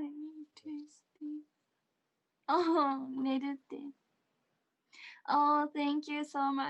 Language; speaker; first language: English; non-native, learner; Japanese